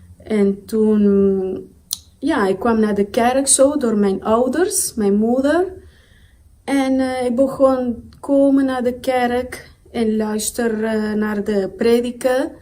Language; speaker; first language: Dutch; non-native, local second language; Papiamento